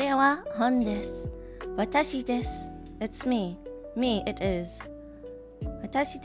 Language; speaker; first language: Japanese; non-native, learner; English